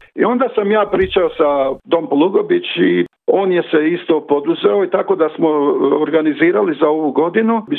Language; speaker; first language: Croatian; early bilingual, heritage; Croatian